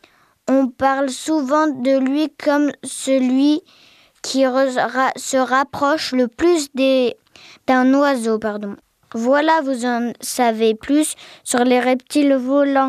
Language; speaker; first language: French; native; French